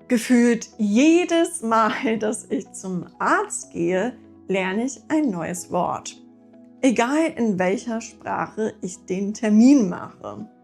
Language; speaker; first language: German; non-native, fluent; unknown